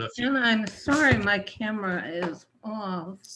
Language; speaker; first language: English; native; English